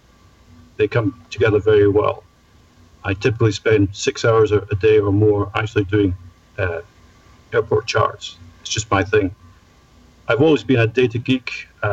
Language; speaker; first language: English; native; English